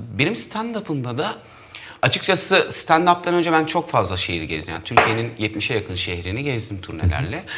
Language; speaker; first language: Turkish; native; Turkish